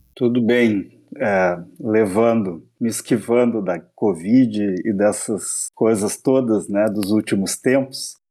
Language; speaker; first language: Portuguese; native; Portuguese